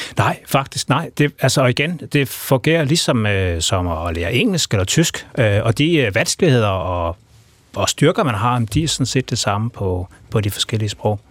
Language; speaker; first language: Danish; native; Danish